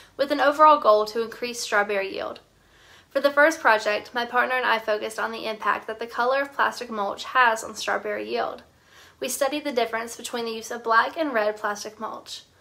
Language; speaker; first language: English; native; English